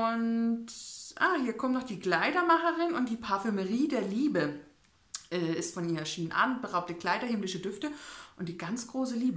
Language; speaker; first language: German; native; German